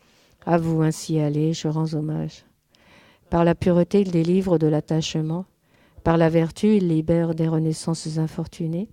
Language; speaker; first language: French; native; French